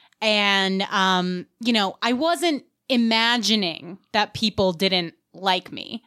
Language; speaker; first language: English; native; English